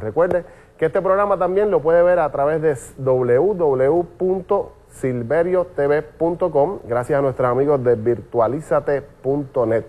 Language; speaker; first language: Spanish; native; Spanish